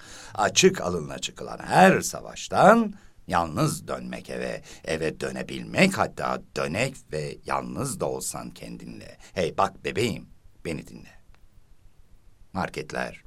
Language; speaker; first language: Turkish; native; Turkish